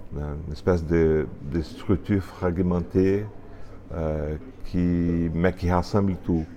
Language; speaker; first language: French; non-native, fluent; Portuguese